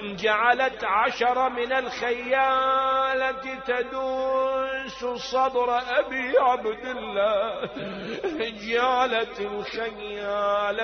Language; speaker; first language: Arabic; native; Arabic